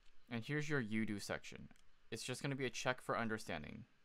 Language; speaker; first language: English; native; English